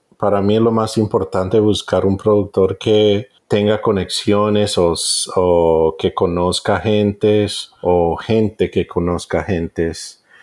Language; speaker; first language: Spanish; early bilingual, heritage; Spanish